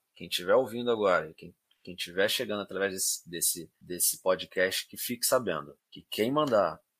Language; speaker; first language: Portuguese; native; Portuguese